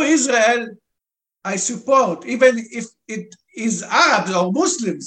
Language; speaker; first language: English; non-native, fluent; Arabic